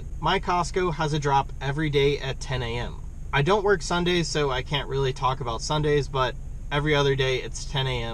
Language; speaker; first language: English; native; English